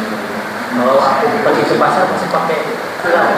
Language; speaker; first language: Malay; non-native, local second language; Javanese